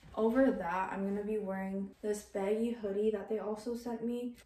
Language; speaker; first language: English; native; English